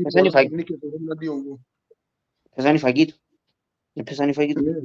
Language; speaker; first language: Greek; early bilingual, heritage; Greek